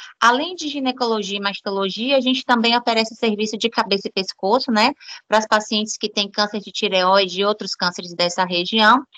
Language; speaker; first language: Portuguese; native; Portuguese